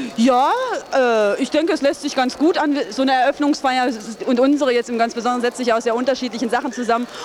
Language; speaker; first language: German; non-native, fluent; Spanish